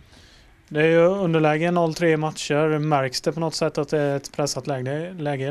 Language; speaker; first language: Swedish; native; Swedish